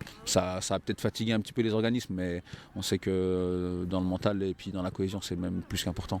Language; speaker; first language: French; native; French